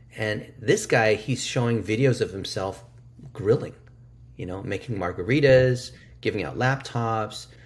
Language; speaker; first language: English; early bilingual, other home language; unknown